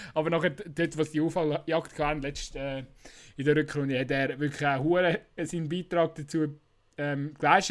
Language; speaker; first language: German; native; German